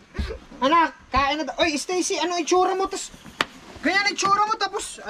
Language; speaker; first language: Filipino; native; Filipino